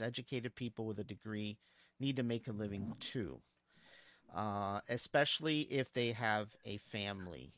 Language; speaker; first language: English; early bilingual, other home language; Spanish